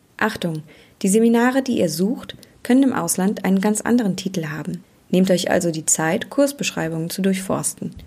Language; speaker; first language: German; native; German